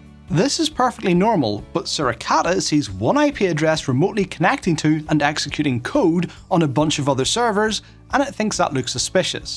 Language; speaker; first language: English; native; English